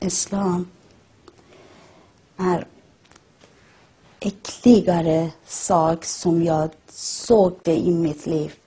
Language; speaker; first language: Swedish; non-native, learner; Persian